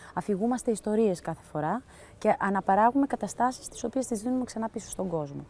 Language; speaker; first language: Greek; early bilingual, heritage; Greek